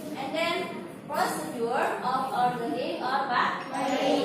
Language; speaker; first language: English; non-native, learner; Indonesian